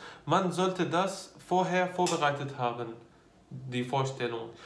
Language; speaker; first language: German; non-native, fluent; Arabic